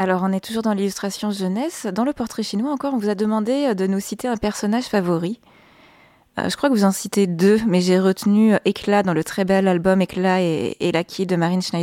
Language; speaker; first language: French; native; French